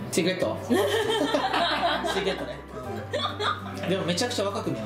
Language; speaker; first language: Japanese; native; Japanese